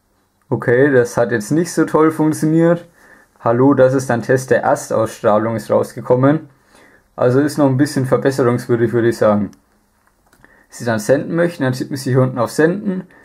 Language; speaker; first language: German; native; German